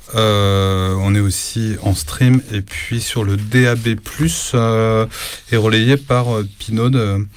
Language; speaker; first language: French; native; French